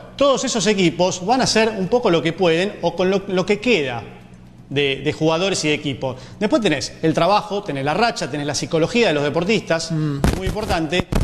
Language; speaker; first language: Spanish; native; Spanish